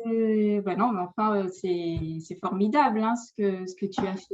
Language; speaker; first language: French; native; French